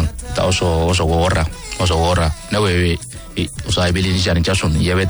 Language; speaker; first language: Basque; non-native, fluent; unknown